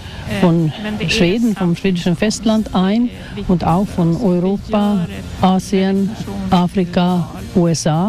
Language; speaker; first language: German; non-native, fluent; Swedish